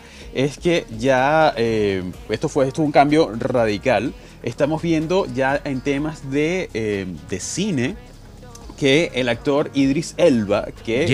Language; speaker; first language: Spanish; native; Spanish